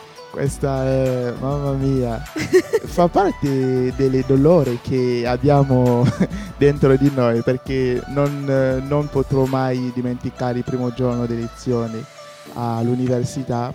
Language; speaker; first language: Italian; non-native, fluent; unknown